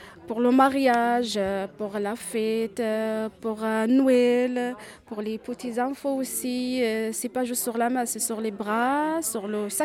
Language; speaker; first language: French; non-native, learner; Arabic